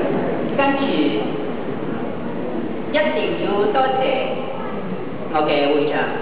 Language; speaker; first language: Cantonese; non-native, learner; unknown